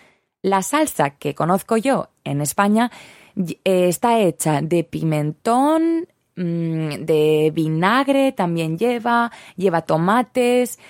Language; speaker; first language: Spanish; native; Spanish